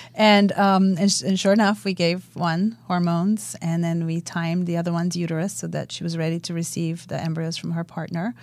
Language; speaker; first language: English; early bilingual, other home language; Romanian